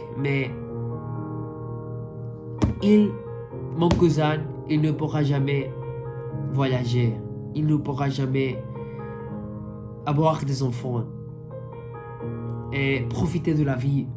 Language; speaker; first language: French; non-native, fluent; Spanish